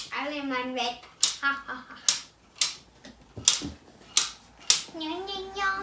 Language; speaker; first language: German; early bilingual, heritage; Thai